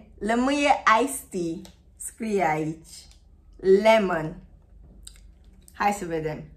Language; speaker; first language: Romanian; non-native, learner; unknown